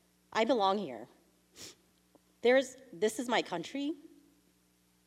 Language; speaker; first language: English; early bilingual, other home language; Vietnamese